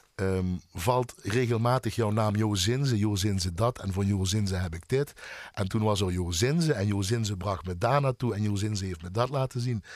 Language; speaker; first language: Dutch; native; Dutch